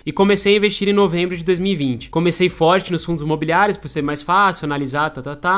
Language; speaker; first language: Portuguese; native; Portuguese